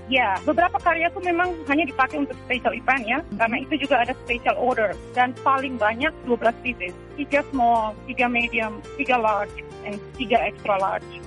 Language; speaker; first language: Indonesian; native; Indonesian